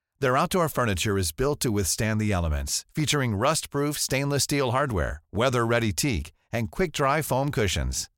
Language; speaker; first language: English; native; English